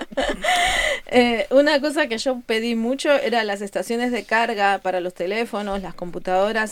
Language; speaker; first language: Spanish; native; Spanish